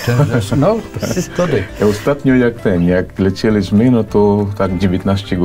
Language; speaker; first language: Polish; non-native, fluent; Cebuano